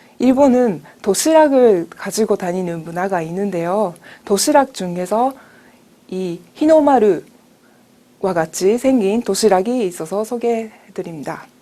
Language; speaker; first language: Korean; non-native, fluent; Japanese